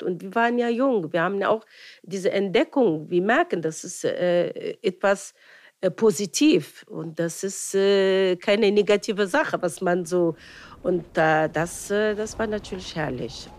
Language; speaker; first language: German; non-native, fluent; Arabic